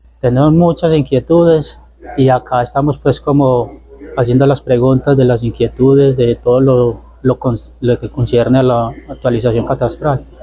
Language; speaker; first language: Spanish; native; Spanish